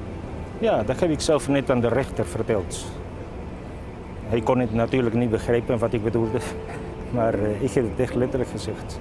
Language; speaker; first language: Dutch; non-native, fluent; Spanish